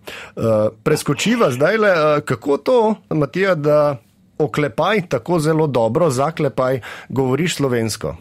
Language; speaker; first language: Slovenian; native; Slovenian